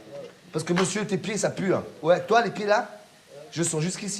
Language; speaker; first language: French; native; French